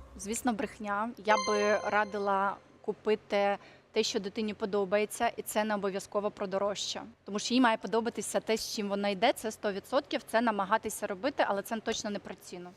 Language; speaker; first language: Ukrainian; native; Ukrainian